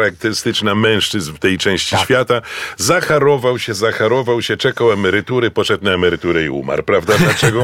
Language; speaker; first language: Polish; native; Polish